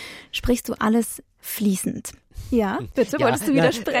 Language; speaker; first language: German; native; German